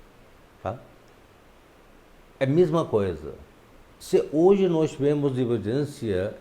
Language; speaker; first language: Portuguese; non-native, fluent; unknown